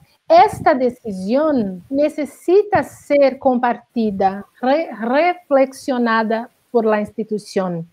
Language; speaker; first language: Spanish; non-native, learner; Portuguese